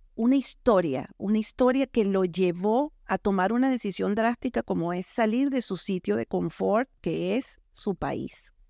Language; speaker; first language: Spanish; native; Spanish